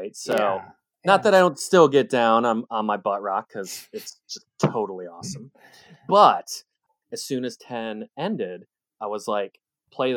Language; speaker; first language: English; native; English